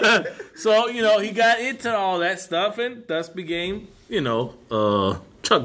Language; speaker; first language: English; native; English